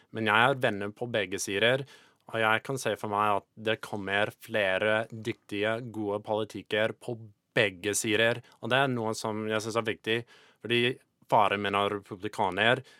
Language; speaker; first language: Norwegian; non-native, fluent; English